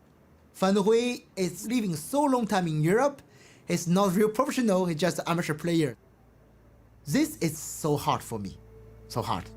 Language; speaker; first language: English; non-native, learner; Chinese